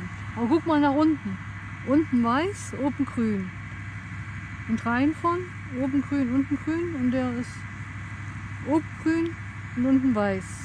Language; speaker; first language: German; native; German